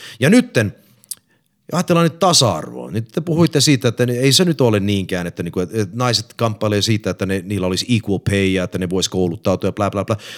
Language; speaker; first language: Finnish; early bilingual, heritage; English